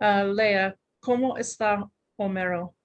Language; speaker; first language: Spanish; non-native, learner; English